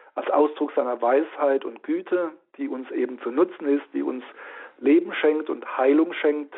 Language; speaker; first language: German; native; German